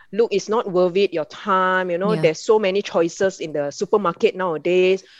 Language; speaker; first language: English; non-native, local second language; Min Nan Chinese